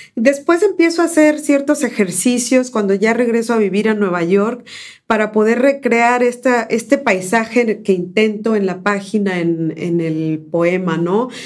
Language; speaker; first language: Spanish; native; Spanish